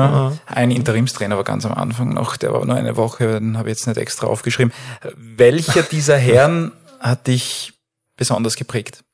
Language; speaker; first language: German; native; German